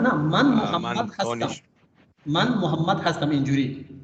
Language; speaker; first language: Persian; non-native, fluent; Urdu